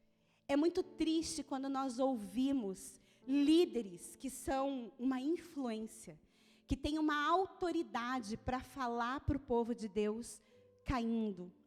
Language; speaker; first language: Portuguese; native; Portuguese